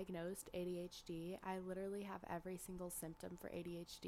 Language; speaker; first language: English; native; English